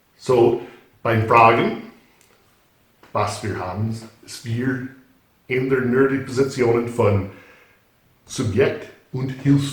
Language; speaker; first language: German; non-native, fluent; English